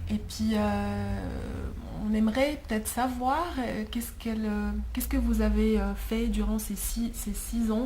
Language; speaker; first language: French; native; French